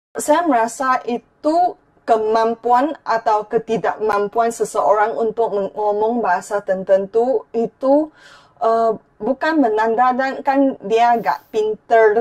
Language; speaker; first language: Indonesian; non-native, fluent; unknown